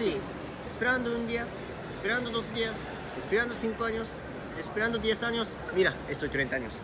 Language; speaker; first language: Spanish; non-native, learner; Japanese